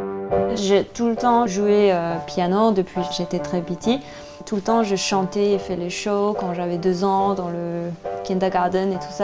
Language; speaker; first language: French; non-native, fluent; Danish